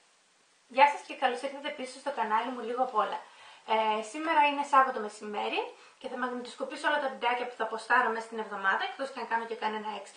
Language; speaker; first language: Greek; native; Greek